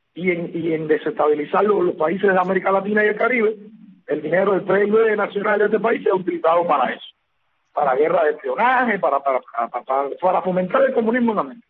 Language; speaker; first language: Spanish; native; Spanish